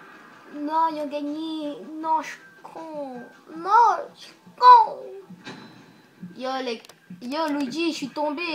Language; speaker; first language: French; native; French